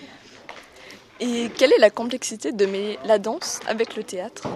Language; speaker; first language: French; native; French